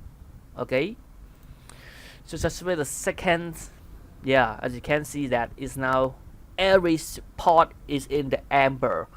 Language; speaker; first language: English; non-native, fluent; Khmer